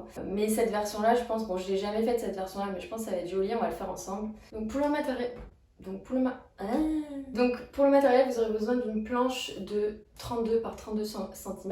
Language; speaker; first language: French; native; French